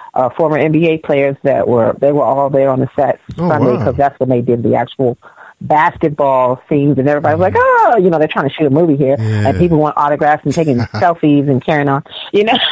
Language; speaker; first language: English; native; English